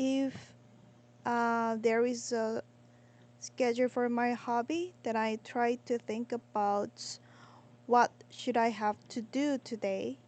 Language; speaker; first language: English; non-native, learner; Korean